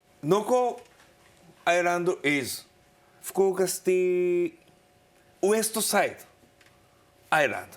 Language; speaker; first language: English; non-native, learner; Japanese